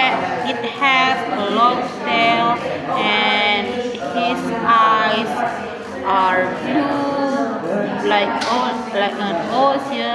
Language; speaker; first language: English; non-native, learner; Indonesian